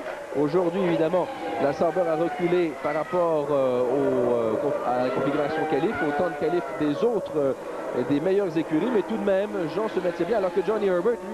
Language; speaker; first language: French; native; French